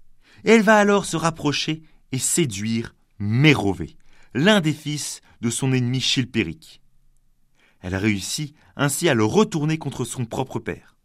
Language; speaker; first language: French; native; French